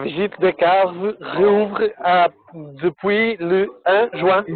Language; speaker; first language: French; non-native, fluent; Portuguese